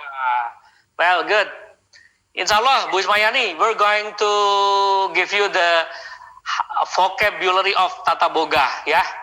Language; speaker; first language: English; non-native, fluent; Indonesian